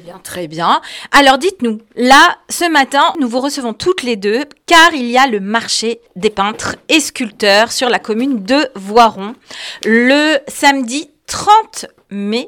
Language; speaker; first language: French; native; French